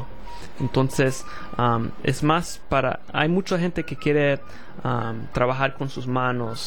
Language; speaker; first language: Spanish; early bilingual, heritage; Spanish